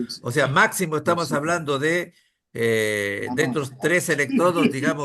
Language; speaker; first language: Spanish; native; Spanish